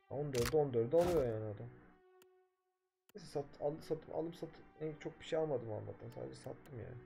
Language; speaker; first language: Turkish; native; Turkish